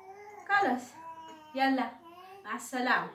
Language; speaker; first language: Arabic; non-native, learner; Oromo